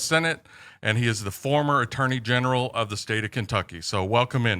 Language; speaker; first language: English; native; English